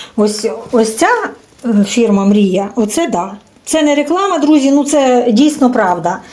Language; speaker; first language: Ukrainian; native; Ukrainian